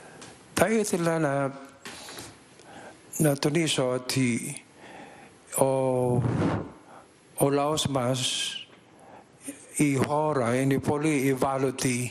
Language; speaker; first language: Greek; non-native, learner; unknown